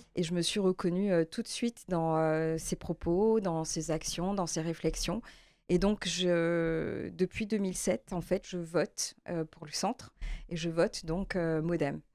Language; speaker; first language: French; native; French